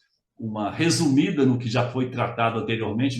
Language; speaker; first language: Portuguese; native; Portuguese